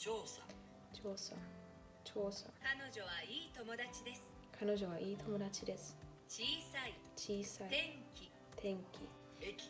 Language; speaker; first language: Japanese; non-native, learner; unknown